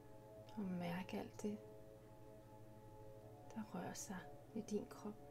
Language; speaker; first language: Danish; native; Danish